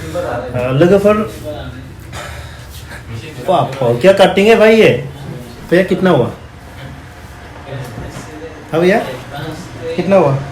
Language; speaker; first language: Hindi; non-native, local second language; Bodo